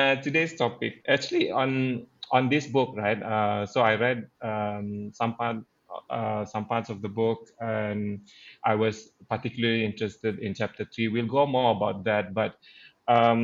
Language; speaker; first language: English; non-native, local second language; Malay